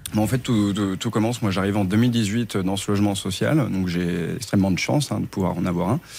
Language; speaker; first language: French; native; French